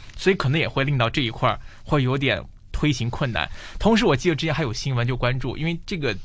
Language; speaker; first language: Chinese; native; Chinese